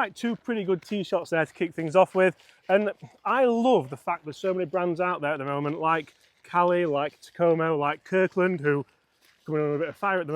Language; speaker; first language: English; native; English